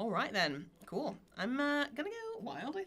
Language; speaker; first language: English; native; English